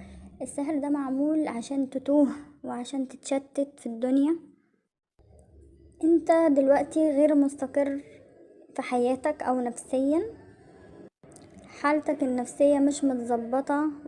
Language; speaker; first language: Arabic; native; Arabic